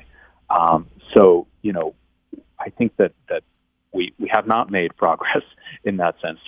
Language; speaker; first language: English; native; English